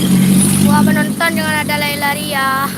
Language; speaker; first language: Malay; non-native, local second language; Minangkabau